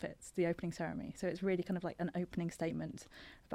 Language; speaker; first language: English; native; English